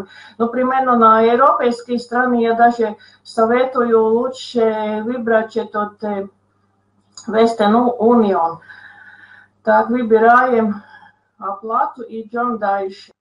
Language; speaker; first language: Russian; non-native, local second language; Latvian